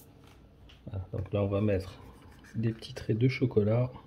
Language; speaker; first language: French; native; French